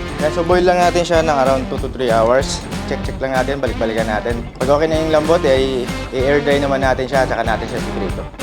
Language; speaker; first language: Filipino; non-native, local second language; Iloko